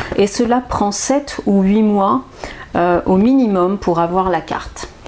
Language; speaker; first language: French; native; French